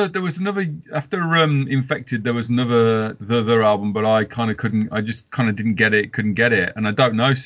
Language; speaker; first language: English; native; English